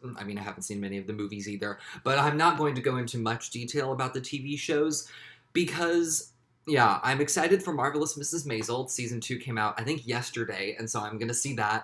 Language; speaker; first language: English; native; English